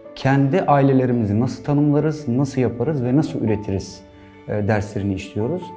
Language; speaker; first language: Turkish; non-native, fluent; Arabic